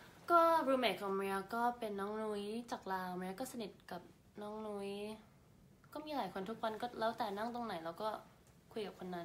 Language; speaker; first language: Thai; early bilingual, heritage; Thai